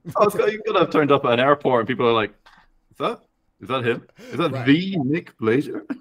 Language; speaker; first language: English; native; English